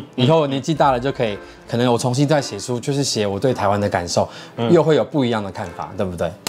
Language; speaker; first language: Chinese; native; Chinese